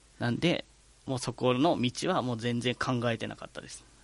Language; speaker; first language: Japanese; native; Japanese